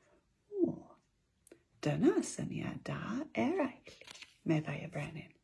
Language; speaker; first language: Welsh; non-native, local second language; English